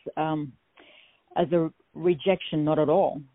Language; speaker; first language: English; non-native, fluent; French